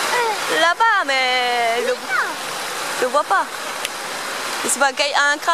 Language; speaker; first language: French; native; French